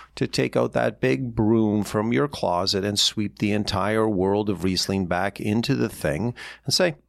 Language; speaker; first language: English; native; English